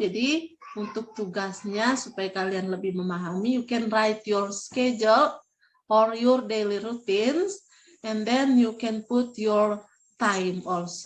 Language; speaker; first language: English; non-native, learner; Indonesian